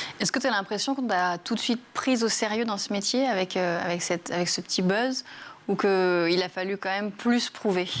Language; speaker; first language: French; native; French